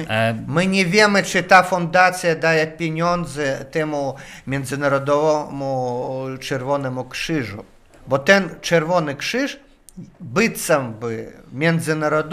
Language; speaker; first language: Polish; non-native, learner; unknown